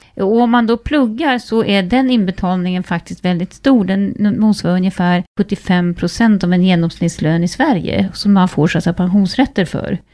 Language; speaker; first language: Swedish; native; Swedish